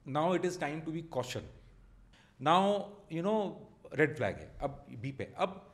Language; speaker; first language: Hindi; non-native, local second language; Marwari